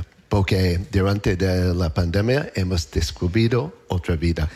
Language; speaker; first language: Spanish; non-native, learner; English